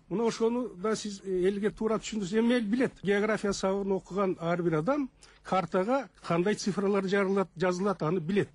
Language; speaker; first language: Kyrgyz; native; Kyrgyz